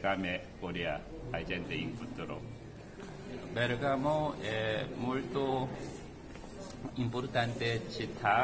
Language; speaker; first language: Italian; non-native, learner; Korean